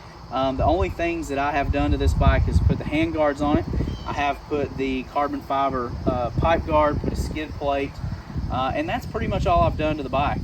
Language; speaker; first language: English; native; English